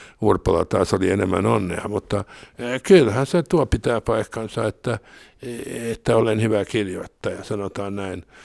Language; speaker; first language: Finnish; non-native, local second language; Swedish